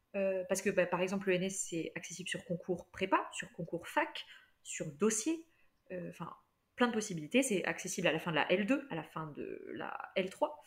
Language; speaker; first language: French; native; French